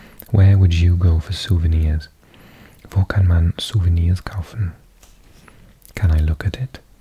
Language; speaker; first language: English; native; English